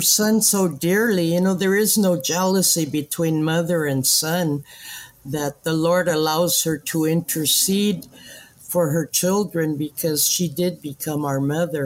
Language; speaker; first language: English; native; English